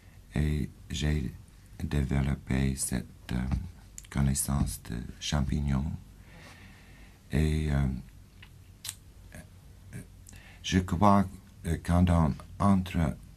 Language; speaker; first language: French; non-native, fluent; English